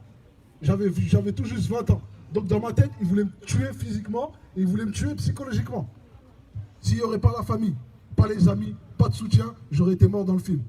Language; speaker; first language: French; native; French